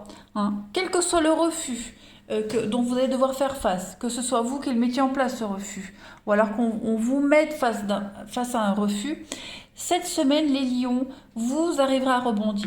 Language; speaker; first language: French; native; French